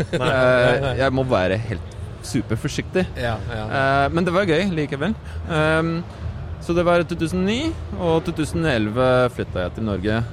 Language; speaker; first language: Norwegian; non-native, fluent; Polish